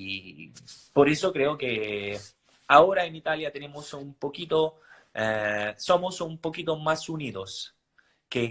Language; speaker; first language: Spanish; non-native, fluent; Italian